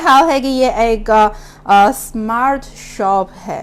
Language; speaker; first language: Urdu; non-native, fluent; Chinese